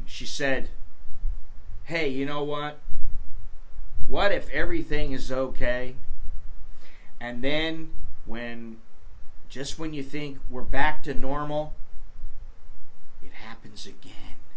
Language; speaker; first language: English; native; English